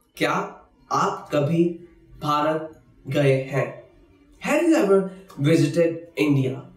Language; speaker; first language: Hindi; native; Hindi